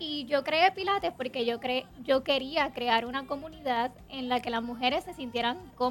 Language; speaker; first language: Spanish; native; Spanish